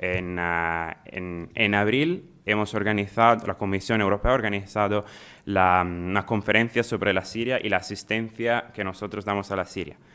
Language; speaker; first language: Spanish; non-native, fluent; Italian